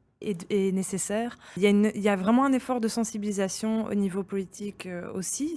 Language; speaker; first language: French; native; French